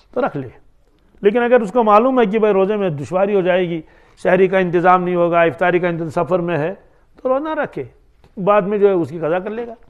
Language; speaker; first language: Hindi; non-native, local second language; Kashmiri